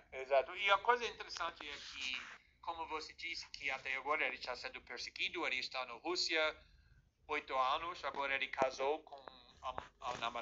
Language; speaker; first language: Portuguese; non-native, fluent; English